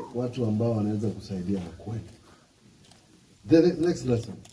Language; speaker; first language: Swahili; non-native, local second language; Kamba